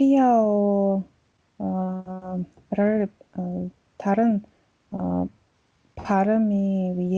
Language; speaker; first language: Korean; non-native, learner; Latvian